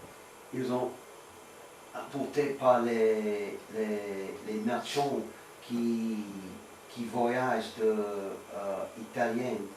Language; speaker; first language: French; non-native, learner; Swedish